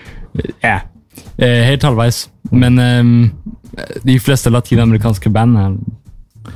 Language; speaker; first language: Norwegian; early bilingual, other home language; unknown